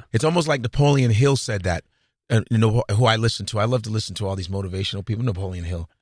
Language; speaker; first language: English; native; English